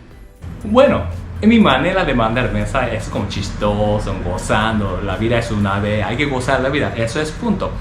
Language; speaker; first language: Spanish; non-native, learner; Japanese